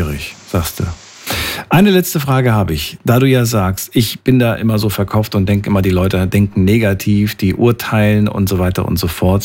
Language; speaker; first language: German; native; German